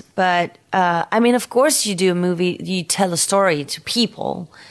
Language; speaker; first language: English; non-native, fluent; French